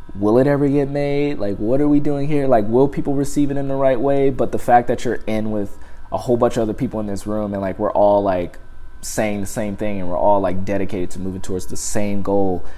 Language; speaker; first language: English; native; English